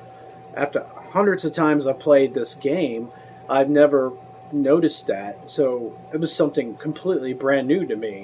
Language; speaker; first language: English; native; English